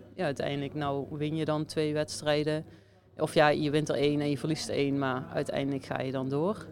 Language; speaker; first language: Dutch; native; Dutch